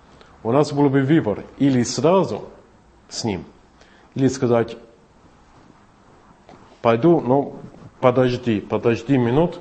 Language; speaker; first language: Russian; non-native, fluent; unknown